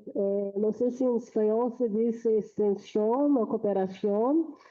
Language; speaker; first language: Portuguese; non-native, fluent; Spanish